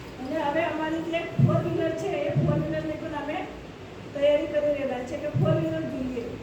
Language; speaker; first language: Gujarati; non-native, local second language; Marathi